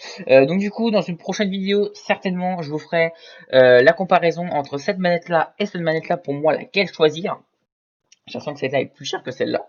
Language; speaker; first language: French; native; French